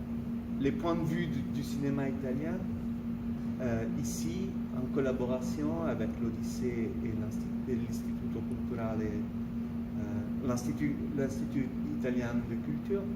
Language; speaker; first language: French; non-native, fluent; Italian